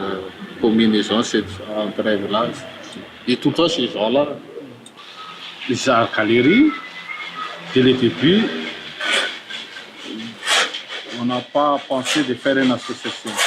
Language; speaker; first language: French; non-native, local second language; Malagasy